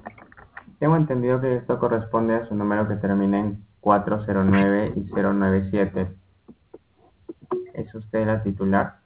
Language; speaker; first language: Spanish; native; Spanish